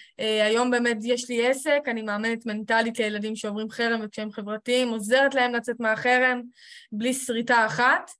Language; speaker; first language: Hebrew; native; Hebrew